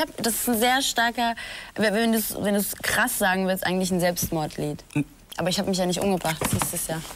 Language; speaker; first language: German; early bilingual, other home language; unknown